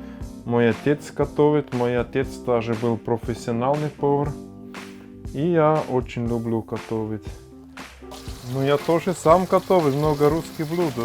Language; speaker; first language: Russian; non-native, learner; German